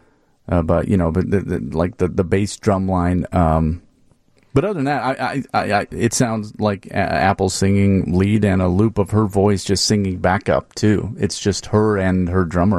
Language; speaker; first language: English; native; English